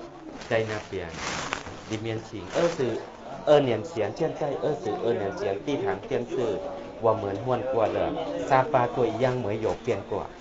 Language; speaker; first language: Chinese; non-native, learner; Thai